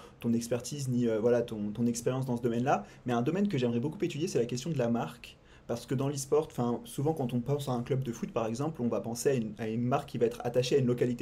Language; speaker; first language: French; native; French